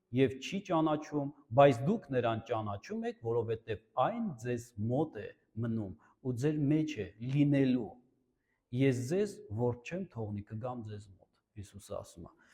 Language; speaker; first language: Armenian; native; Armenian